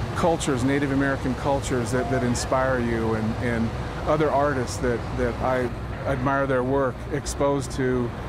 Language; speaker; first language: English; native; English